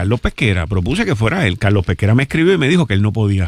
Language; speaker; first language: Spanish; native; Spanish